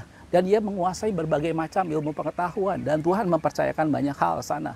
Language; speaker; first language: Indonesian; native; Indonesian